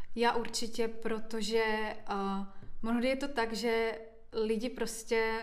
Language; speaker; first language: Czech; native; Czech